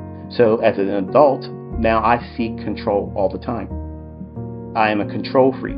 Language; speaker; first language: English; native; English